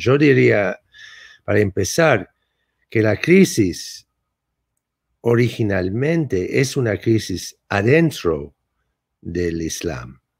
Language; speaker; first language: Spanish; non-native, fluent; English